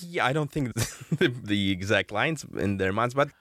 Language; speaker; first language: English; non-native, fluent; Russian